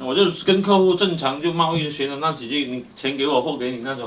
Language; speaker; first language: Chinese; native; Chinese